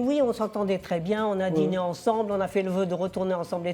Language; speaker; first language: French; native; French